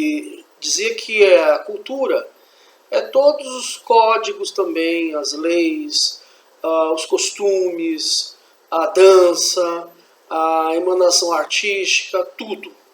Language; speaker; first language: Portuguese; native; Portuguese